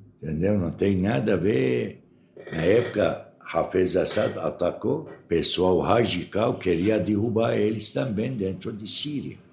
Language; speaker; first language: Portuguese; non-native, fluent; Arabic